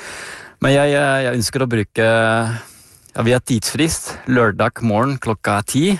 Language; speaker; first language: Norwegian; non-native, fluent; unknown